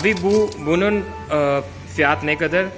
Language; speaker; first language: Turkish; non-native, learner; Urdu